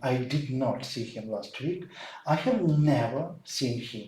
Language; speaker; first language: English; non-native, fluent; Ukrainian